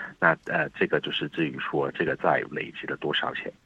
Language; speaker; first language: Chinese; native; Chinese